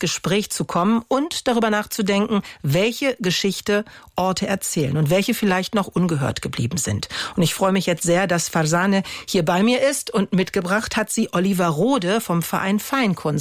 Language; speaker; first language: German; native; German